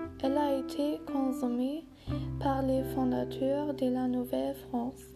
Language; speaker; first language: French; non-native, learner; German